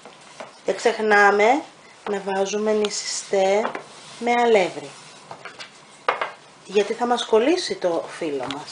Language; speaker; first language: Greek; native; Greek